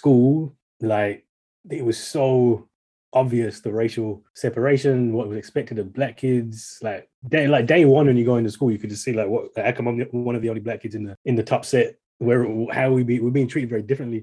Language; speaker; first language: English; native; English